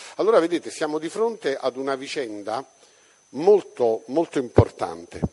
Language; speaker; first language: Italian; native; Italian